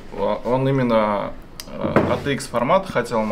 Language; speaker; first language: Russian; native; Russian